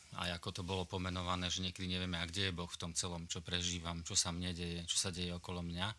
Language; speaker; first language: Slovak; native; Slovak